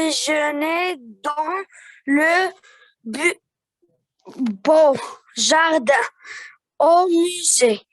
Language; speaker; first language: French; non-native, learner; Arabic